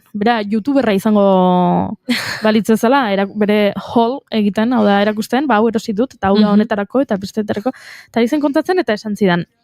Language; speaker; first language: Basque; native; Basque